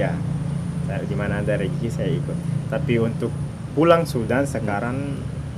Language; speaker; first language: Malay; non-native, fluent; Arabic